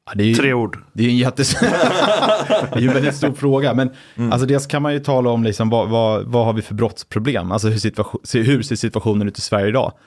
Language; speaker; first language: Swedish; native; Swedish